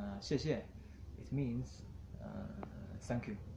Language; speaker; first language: English; non-native, learner; Chinese